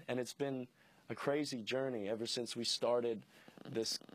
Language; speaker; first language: English; native; English